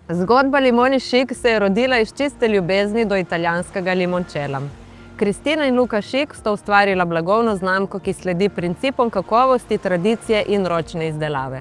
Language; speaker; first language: Slovenian; native; Slovenian